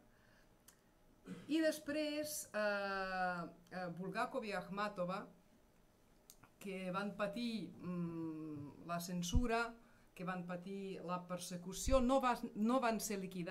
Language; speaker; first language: Catalan; non-native, fluent; Serbian